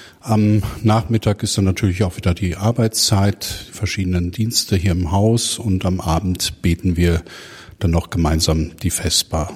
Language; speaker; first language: German; native; German